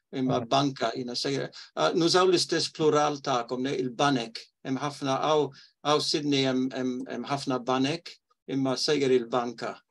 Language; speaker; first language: Maltese; early bilingual, heritage; Maltese